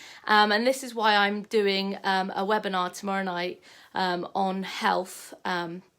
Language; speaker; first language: English; native; English